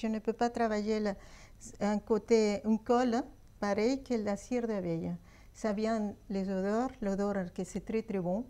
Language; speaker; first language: French; non-native, fluent; Spanish